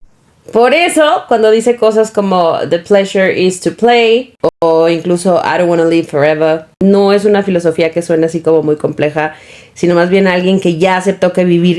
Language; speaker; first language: Spanish; native; Spanish